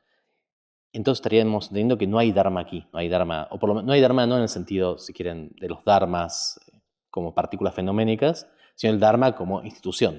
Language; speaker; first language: Spanish; native; Spanish